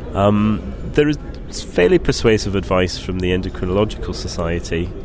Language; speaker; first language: English; native; English